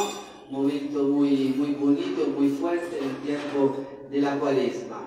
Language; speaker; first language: Spanish; non-native, fluent; Italian